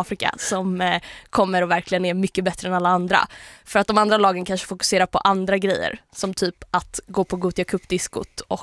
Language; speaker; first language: Swedish; native; Swedish